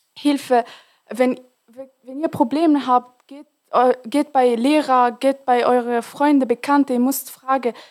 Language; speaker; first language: German; non-native, fluent; Arabic